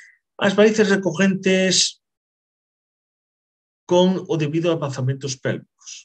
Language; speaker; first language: Spanish; native; Spanish